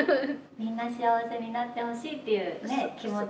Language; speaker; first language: Japanese; native; Japanese